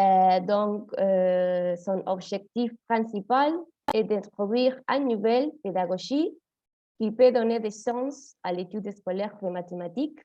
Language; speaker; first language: French; non-native, fluent; Spanish